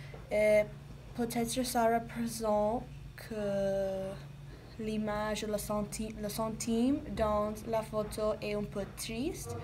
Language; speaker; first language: French; non-native, learner; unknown